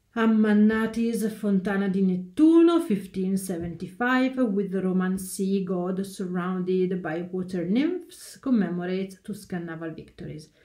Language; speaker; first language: English; non-native, fluent; Italian